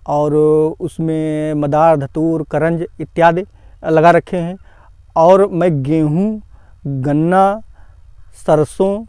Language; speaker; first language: Hindi; native; Hindi